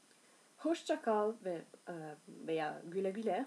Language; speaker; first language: Turkish; non-native, learner; Italian